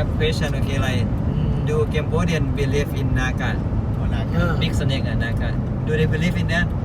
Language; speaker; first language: English; non-native, learner; Thai